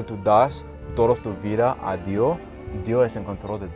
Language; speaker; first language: Spanish; non-native, learner; English